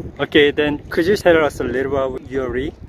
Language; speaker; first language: English; non-native, learner; Korean